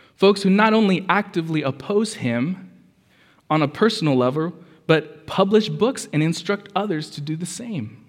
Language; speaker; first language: English; early bilingual, other home language; Spanish